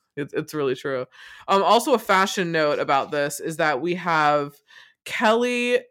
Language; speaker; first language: English; native; English